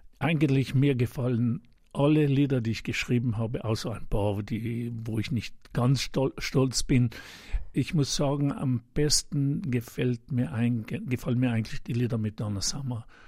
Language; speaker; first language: German; non-native, local second language; Ladin